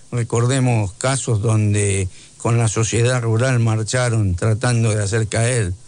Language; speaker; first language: Spanish; native; Spanish